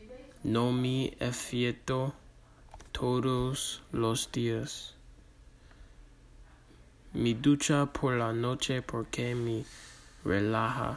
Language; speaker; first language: Spanish; non-native, learner; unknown